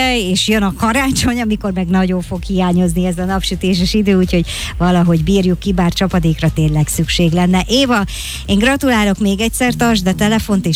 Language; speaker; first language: Hungarian; native; Hungarian